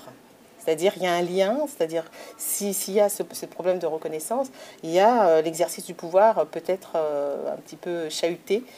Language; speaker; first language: French; native; French